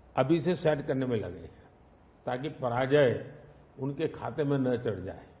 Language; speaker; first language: Hindi; non-native, local second language; Gujarati